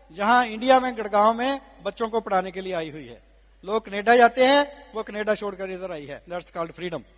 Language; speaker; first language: Hindi; non-native, local second language; Punjabi